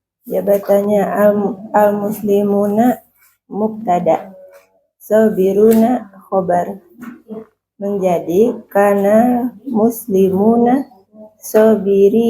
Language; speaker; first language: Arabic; non-native, learner; Indonesian